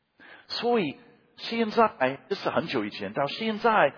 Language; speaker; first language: Chinese; non-native, fluent; English